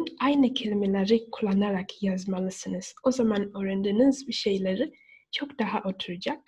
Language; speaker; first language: Turkish; non-native, fluent; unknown